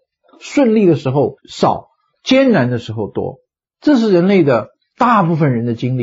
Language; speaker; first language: Chinese; native; Chinese